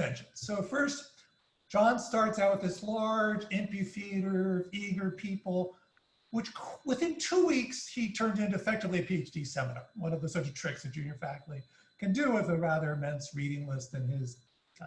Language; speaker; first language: English; native; English